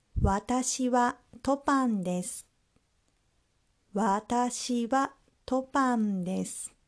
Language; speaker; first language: Japanese; non-native, learner; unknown